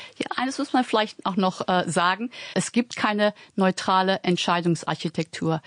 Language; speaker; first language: German; native; German